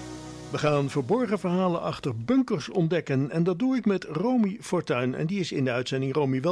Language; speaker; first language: Dutch; native; Dutch